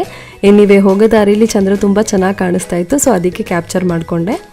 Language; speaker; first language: Kannada; native; Kannada